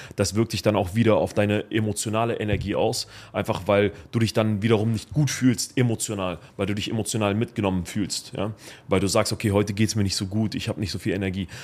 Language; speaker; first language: German; early bilingual, other home language; Arabic